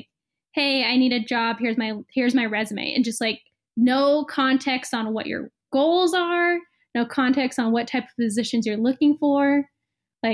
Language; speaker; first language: English; native; English